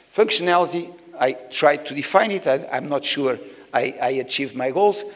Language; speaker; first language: English; non-native, fluent; Portuguese